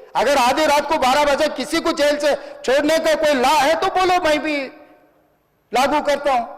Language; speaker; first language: Hindi; non-native, local second language; Telugu